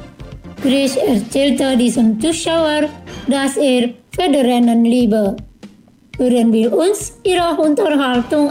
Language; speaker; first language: German; non-native, fluent; Indonesian